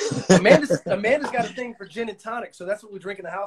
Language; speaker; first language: English; native; English